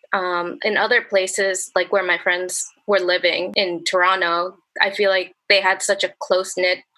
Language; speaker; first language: English; native; English